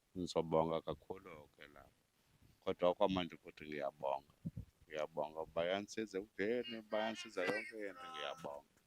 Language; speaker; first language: Zulu; native; Zulu